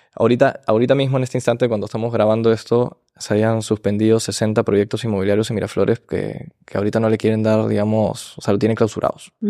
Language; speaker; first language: Spanish; early bilingual, heritage; Spanish